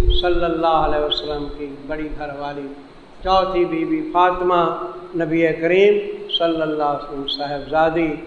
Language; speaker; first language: Urdu; non-native, local second language; Saraiki